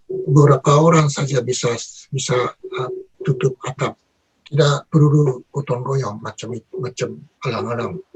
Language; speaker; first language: Indonesian; non-native, learner; Japanese